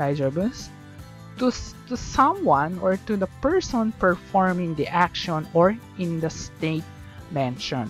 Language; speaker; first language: English; non-native, local second language; Filipino